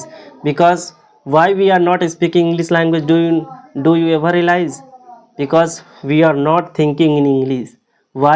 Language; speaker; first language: English; non-native, local second language; Hindi